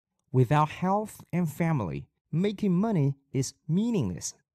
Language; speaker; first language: English; non-native, fluent; Chinese